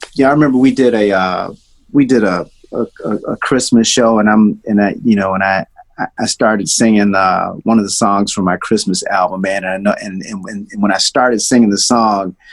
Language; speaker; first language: English; native; English